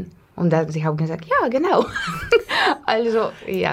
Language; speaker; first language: German; non-native, learner; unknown